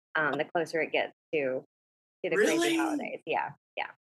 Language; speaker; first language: English; native; English